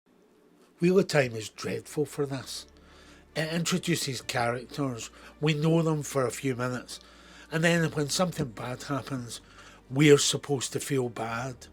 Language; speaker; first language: English; native; English